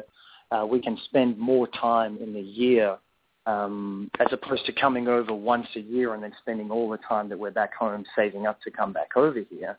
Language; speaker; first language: English; native; English